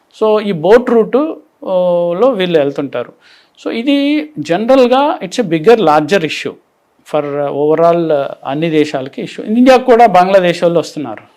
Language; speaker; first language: Telugu; native; Telugu